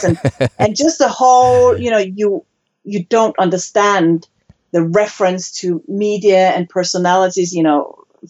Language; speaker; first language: English; non-native, fluent; Danish